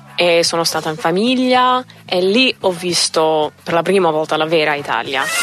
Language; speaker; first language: Italian; non-native, fluent; English